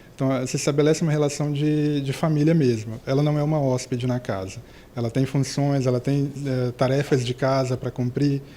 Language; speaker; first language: Portuguese; native; Portuguese